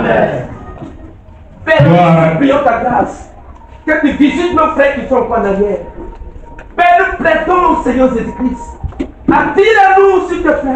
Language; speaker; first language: French; non-native, local second language; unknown